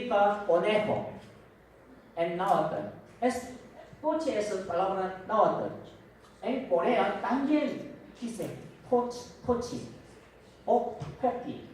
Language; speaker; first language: Spanish; non-native, fluent; Korean